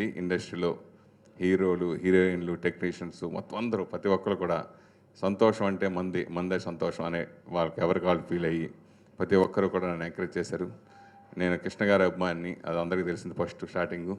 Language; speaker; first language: Telugu; native; Telugu